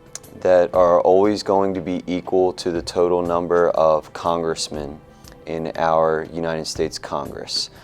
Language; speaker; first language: English; native; English